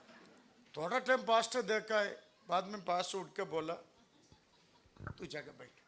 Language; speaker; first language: Hindi; non-native, local second language; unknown